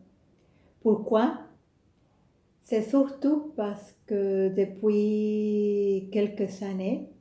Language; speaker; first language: French; non-native, fluent; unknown